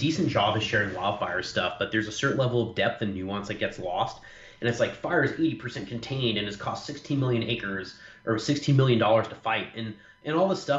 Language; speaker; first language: English; native; English